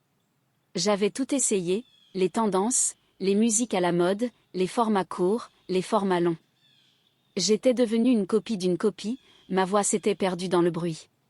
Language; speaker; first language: French; native; French